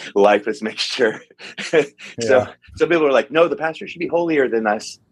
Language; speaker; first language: English; native; English